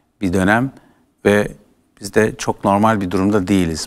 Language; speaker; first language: Turkish; native; Turkish